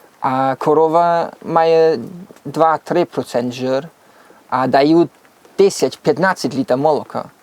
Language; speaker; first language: Ukrainian; non-native, learner; German